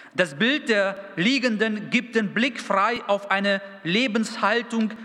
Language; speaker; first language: German; early bilingual, other home language; Russian